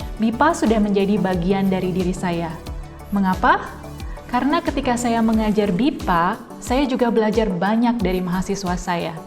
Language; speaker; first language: Indonesian; native; Indonesian